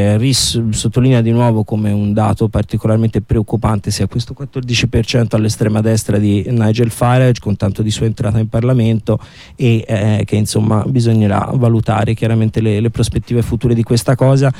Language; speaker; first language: Italian; native; Italian